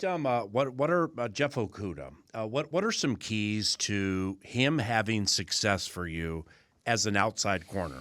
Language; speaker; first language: English; native; English